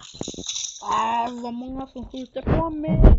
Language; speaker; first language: Swedish; early bilingual, other home language; French